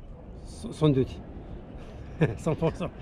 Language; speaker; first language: French; non-native, learner; Arabic